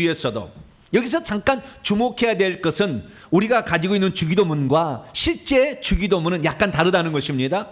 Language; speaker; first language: Korean; native; Korean